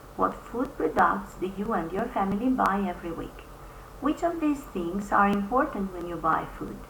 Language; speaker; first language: English; non-native, fluent; Albanian